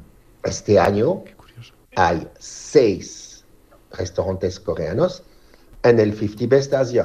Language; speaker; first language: Spanish; non-native, fluent; French